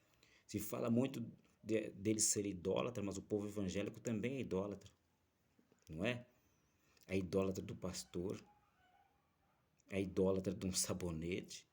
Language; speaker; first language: Portuguese; native; Portuguese